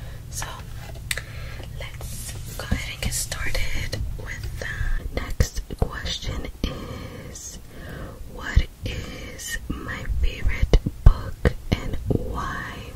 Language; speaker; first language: English; early bilingual, other home language; Spanish